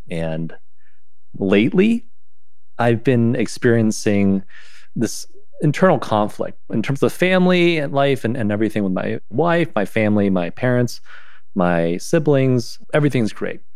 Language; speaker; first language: English; non-native, fluent; Chinese